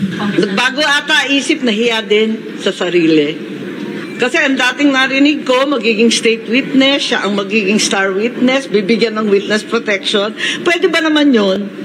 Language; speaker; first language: Filipino; native; Filipino